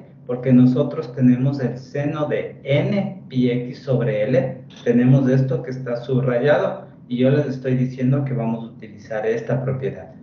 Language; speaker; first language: Spanish; native; Spanish